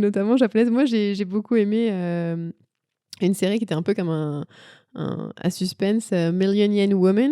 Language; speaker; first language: French; native; French